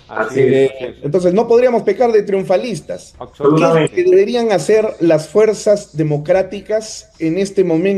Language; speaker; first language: Spanish; native; Spanish